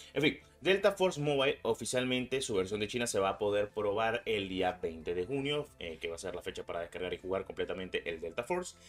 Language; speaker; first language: Spanish; native; Spanish